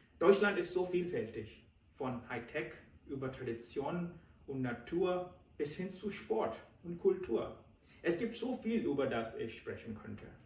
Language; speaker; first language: German; non-native, fluent; Telugu